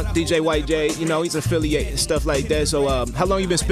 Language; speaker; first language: English; native; English